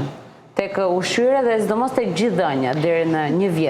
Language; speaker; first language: Albanian; native; Albanian